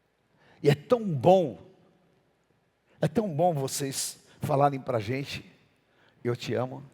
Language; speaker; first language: Portuguese; native; Portuguese